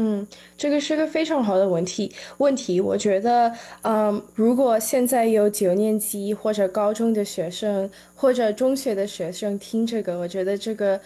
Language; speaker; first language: Chinese; early bilingual, heritage; Chinese